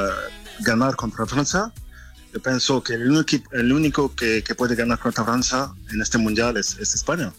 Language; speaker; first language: Spanish; non-native, learner; French